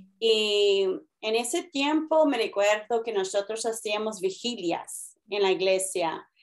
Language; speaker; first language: Spanish; early bilingual, heritage; Spanish